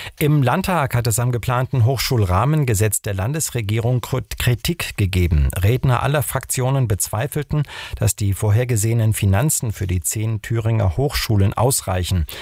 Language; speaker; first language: German; native; German